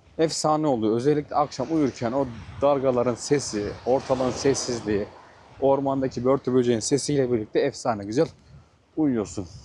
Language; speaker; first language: Turkish; native; Turkish